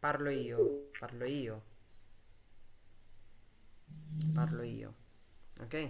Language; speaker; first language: Italian; non-native, fluent; Bangla